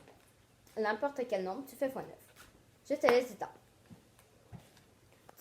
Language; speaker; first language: French; native; French